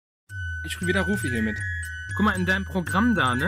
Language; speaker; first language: German; native; German